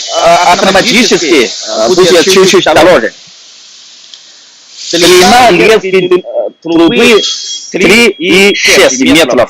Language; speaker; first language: Russian; non-native, fluent; Chinese